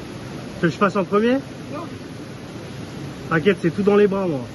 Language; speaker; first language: French; native; French